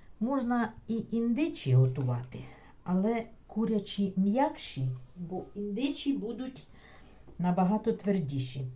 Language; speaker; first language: Ukrainian; non-native, local second language; Russian